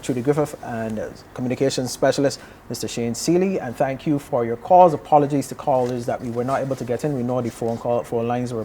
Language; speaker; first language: English; native; English